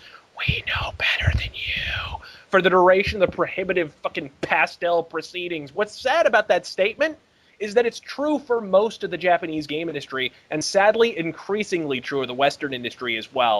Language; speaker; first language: English; native; English